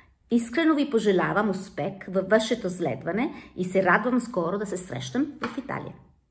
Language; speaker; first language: Bulgarian; non-native, learner; Italian